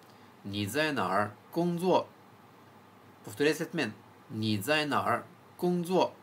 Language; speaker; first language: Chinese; non-native, fluent; Bulgarian